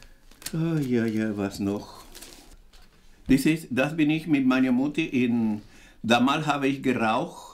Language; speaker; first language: German; non-native, fluent; Spanish